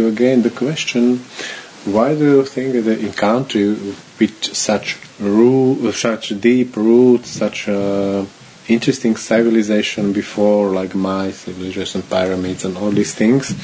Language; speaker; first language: English; non-native, learner; Slovak